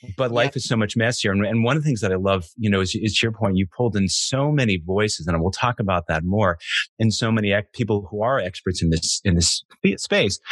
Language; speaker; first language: English; native; English